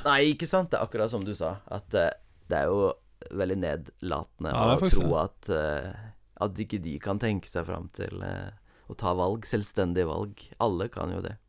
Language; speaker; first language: Norwegian; early bilingual, heritage; Norwegian